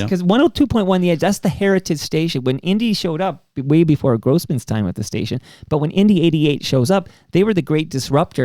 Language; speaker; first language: English; native; English